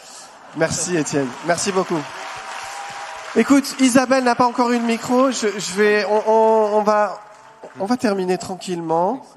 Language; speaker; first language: French; native; French